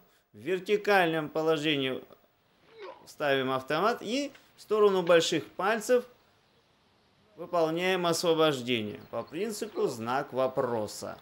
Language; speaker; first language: Russian; native; Russian